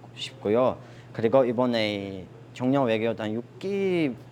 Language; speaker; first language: Korean; non-native, fluent; Tajik